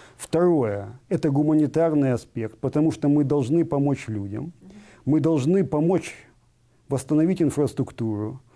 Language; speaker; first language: Russian; native; Russian